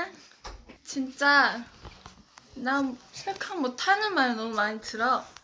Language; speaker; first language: Korean; non-native, local second language; Chinese